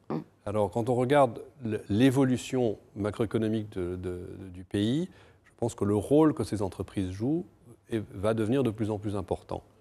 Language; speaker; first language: French; non-native, fluent; Portuguese